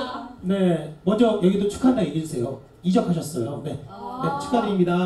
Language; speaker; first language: Korean; native; Korean